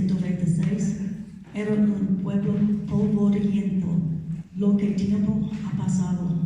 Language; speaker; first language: Spanish; non-native, learner; English